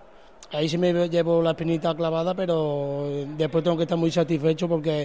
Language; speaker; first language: Spanish; native; Spanish